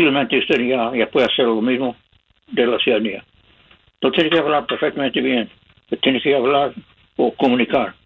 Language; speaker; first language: Spanish; non-native, fluent; English